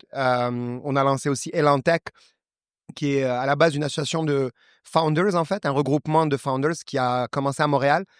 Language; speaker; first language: French; non-native, local second language; Arabic